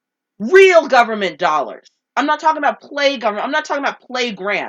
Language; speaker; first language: English; native; English